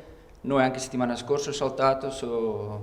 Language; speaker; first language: Italian; non-native, learner; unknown